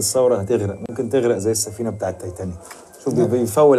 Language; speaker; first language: Arabic; native; Arabic